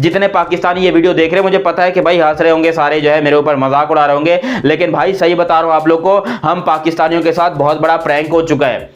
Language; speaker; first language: Urdu; non-native, local second language; Punjabi